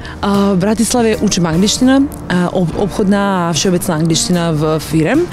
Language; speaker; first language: Slovak; non-native, learner; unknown